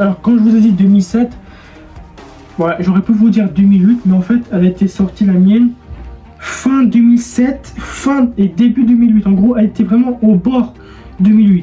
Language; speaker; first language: French; native; French